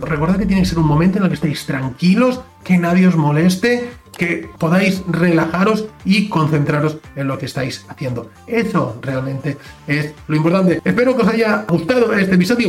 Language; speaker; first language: Spanish; native; Spanish